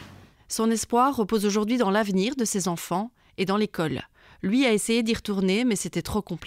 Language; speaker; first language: French; native; French